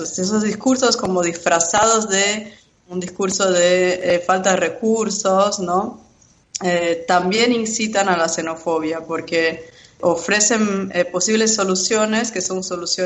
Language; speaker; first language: Spanish; non-native, fluent; Portuguese